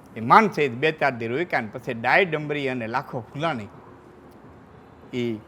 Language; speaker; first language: Gujarati; non-native, local second language; Kachhi